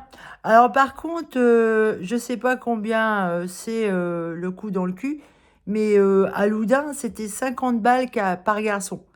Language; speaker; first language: French; native; French